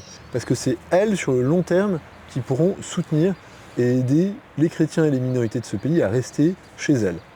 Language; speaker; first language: French; native; French